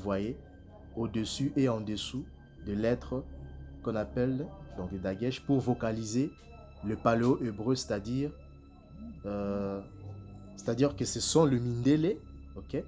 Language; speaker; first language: French; non-native, local second language; Kongo